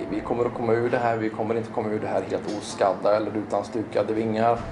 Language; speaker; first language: Swedish; native; Swedish